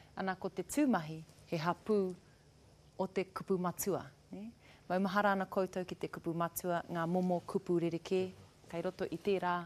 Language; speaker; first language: Māori; non-native, local second language; English